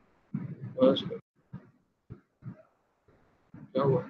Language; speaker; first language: Hindi; native; Hindi